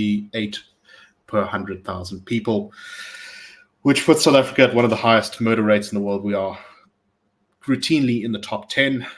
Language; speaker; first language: English; native; English